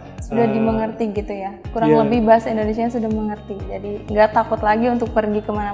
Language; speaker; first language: Indonesian; native; Indonesian